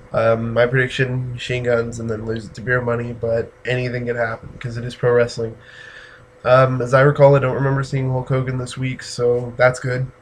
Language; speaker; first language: English; native; English